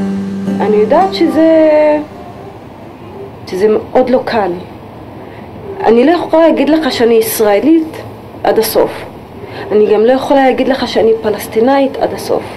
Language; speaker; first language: Hebrew; non-native, local second language; Arabic